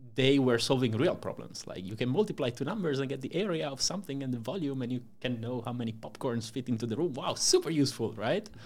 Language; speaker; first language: English; non-native, fluent; Italian